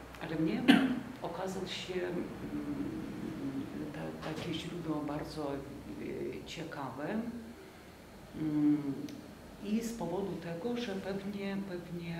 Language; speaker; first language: Polish; non-native, fluent; Lithuanian